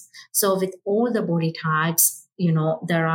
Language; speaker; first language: English; non-native, local second language; Malayalam